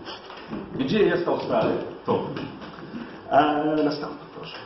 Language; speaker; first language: Polish; non-native, learner; English